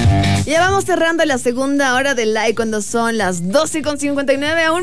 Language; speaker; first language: Spanish; native; Spanish